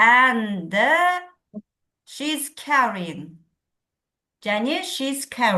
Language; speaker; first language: English; non-native, fluent; Kazakh